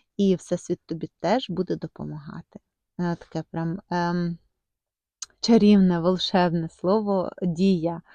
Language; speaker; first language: Ukrainian; non-native, local second language; Russian